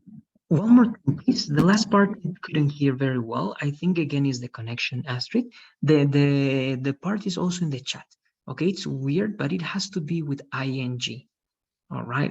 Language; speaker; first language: English; non-native, fluent; Spanish